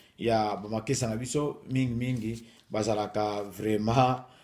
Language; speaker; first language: Lingala; non-native, local second language; Kongo